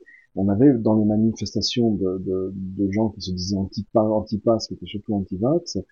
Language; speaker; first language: French; native; French